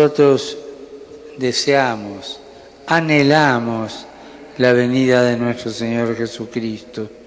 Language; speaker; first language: Spanish; native; Spanish